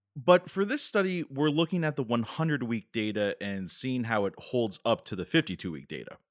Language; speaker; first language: English; native; English